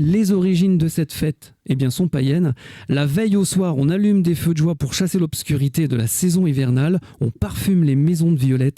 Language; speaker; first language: French; native; French